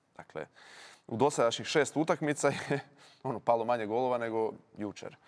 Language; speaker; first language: Croatian; native; Croatian